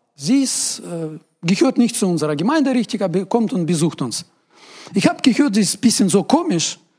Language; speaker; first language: German; non-native, fluent; Russian